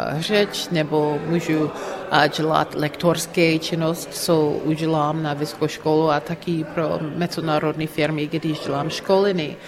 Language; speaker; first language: Czech; non-native, fluent; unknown